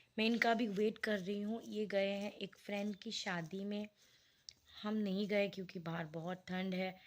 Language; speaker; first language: Hindi; non-native, local second language; Assamese